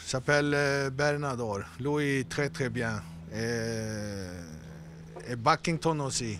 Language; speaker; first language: French; non-native, learner; Swedish